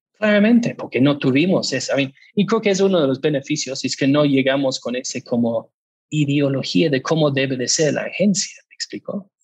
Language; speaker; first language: Spanish; non-native, fluent; English